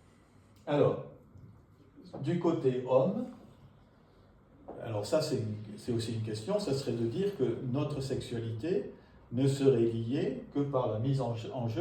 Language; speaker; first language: French; native; French